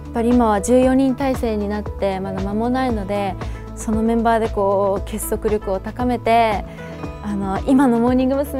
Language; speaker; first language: Japanese; native; Japanese